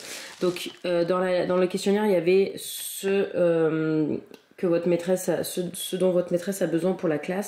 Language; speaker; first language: French; native; French